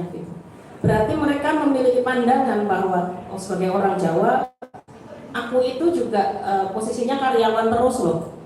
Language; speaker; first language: Indonesian; native; Indonesian